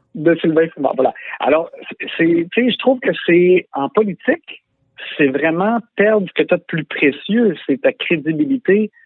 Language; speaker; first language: French; native; French